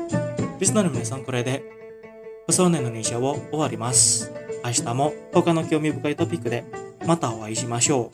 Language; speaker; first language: Japanese; non-native, fluent; Indonesian